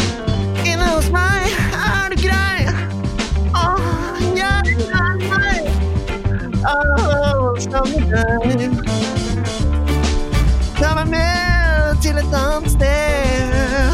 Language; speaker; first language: Norwegian; native; Norwegian